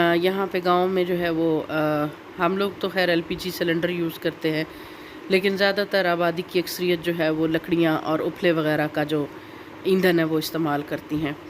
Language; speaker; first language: Urdu; non-native, local second language; Punjabi